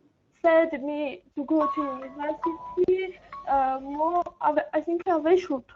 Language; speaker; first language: English; non-native, learner; Armenian